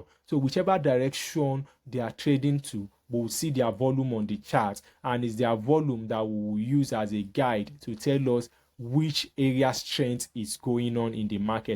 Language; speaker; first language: English; native; English